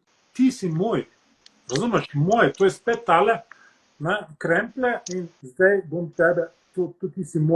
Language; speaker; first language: Slovenian; early bilingual, heritage; Slovenian